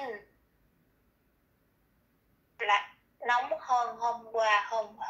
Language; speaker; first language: Korean; non-native, learner; Vietnamese